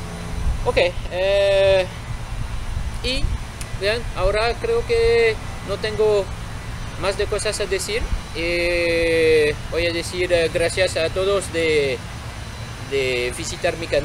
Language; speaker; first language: Spanish; non-native, fluent; French